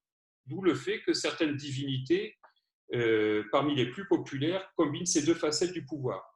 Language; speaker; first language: French; native; French